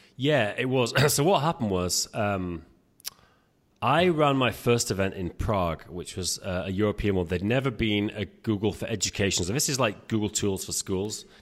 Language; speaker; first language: English; native; English